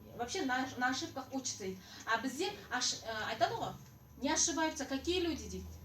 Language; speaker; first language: Russian; non-native, local second language; Kazakh